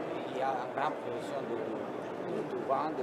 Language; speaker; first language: French; non-native, learner; Spanish